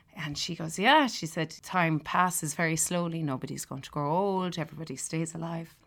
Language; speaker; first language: English; native; English